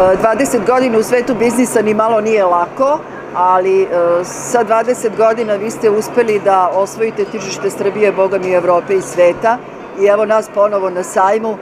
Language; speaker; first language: Serbian; native; Serbian